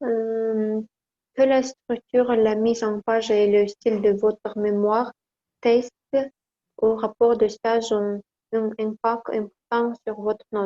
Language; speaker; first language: French; non-native, learner; Kazakh